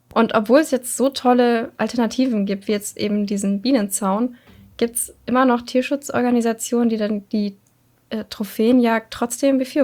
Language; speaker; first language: German; native; German